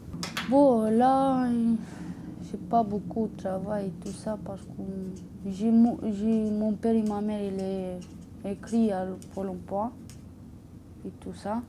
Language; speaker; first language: French; non-native, learner; Romanian